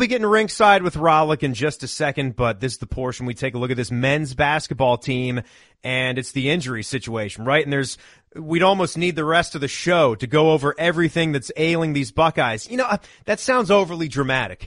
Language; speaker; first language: English; native; English